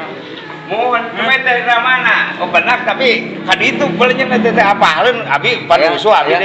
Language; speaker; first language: Indonesian; non-native, local second language; Sundanese